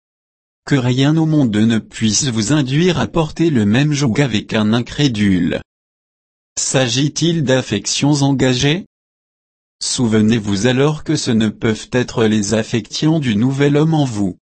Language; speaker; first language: French; native; French